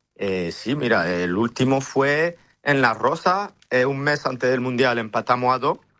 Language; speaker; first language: Spanish; early bilingual, heritage; French